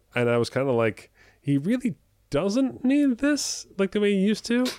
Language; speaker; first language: English; native; English